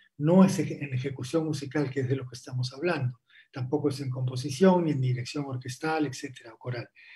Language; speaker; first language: Spanish; native; Spanish